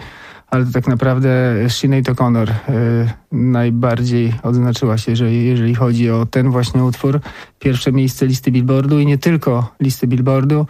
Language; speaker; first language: Polish; native; Polish